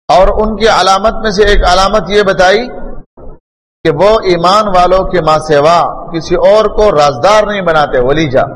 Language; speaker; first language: Urdu; non-native, local second language; Pashto